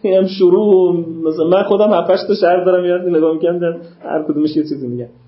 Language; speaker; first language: Persian; native; Persian